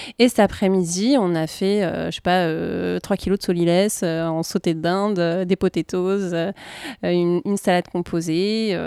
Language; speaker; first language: French; native; French